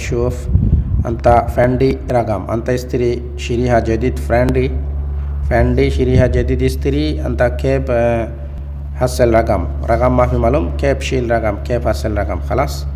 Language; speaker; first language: Arabic; non-native, learner; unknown